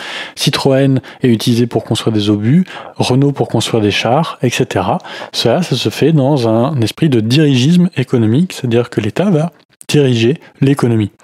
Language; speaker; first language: French; native; French